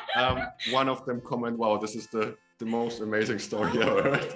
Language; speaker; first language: English; non-native, fluent; Polish